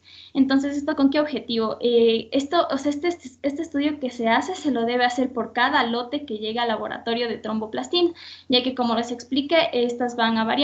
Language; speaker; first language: Spanish; native; Spanish